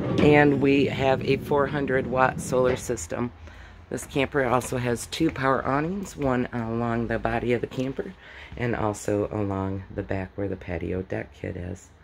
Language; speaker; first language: English; native; English